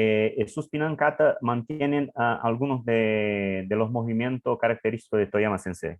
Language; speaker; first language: Spanish; non-native, learner; English